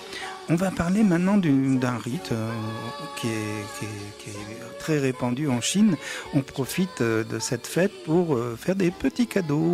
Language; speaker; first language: French; native; French